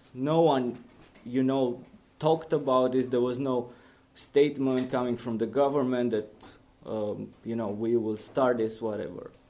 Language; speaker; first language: English; non-native, fluent; Romanian